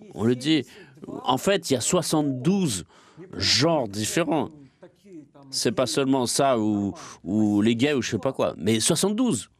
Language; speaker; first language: French; non-native, fluent; Russian